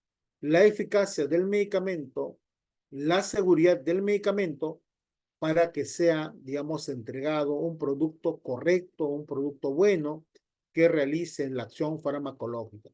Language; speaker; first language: Spanish; native; Spanish